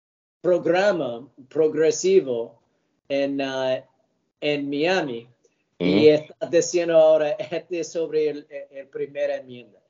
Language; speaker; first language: Spanish; early bilingual, heritage; English